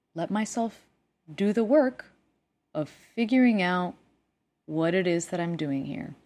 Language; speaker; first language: English; non-native, fluent; Spanish